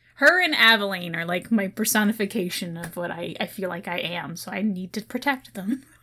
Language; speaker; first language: English; native; English